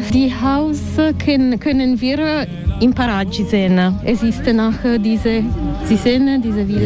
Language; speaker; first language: German; non-native, learner; Italian